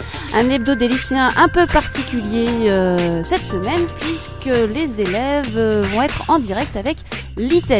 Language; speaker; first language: French; native; French